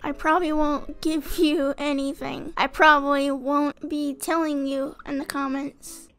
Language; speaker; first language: English; native; English